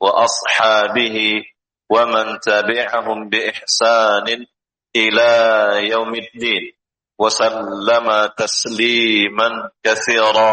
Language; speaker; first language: Arabic; non-native, fluent; Indonesian